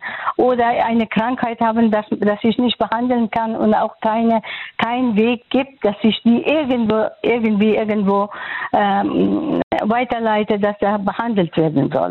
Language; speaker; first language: German; non-native, fluent; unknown